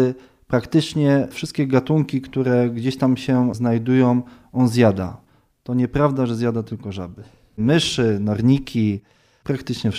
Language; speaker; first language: Polish; native; Polish